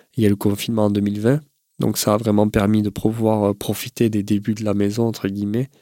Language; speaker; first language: French; native; French